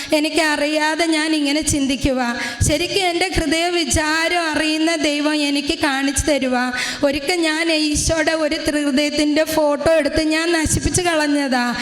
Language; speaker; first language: Malayalam; native; Malayalam